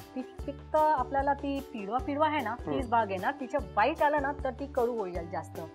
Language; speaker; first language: Marathi; non-native, local second language; Kachhi